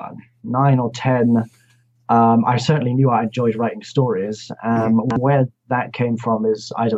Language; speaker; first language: English; native; English